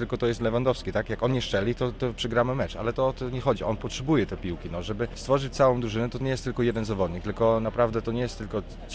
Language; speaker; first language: Polish; early bilingual, heritage; Polish